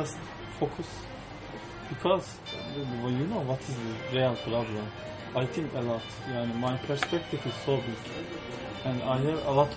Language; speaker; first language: English; non-native, learner; Turkish